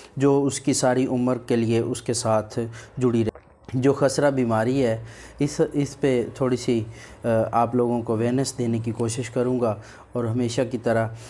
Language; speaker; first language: Urdu; native; Urdu